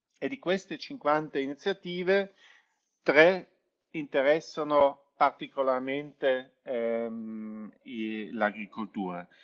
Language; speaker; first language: Italian; non-native, local second language; German